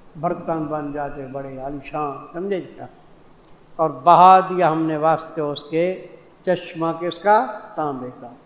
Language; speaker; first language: Urdu; non-native, local second language; Saraiki